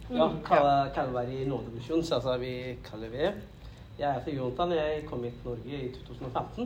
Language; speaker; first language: Norwegian; non-native, learner; Tamil